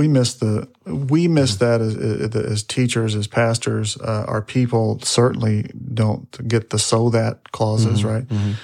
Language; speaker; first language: English; native; English